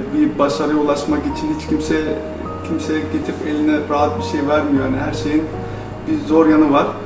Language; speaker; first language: Turkish; native; Turkish